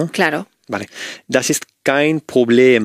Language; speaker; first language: German; non-native, fluent; Spanish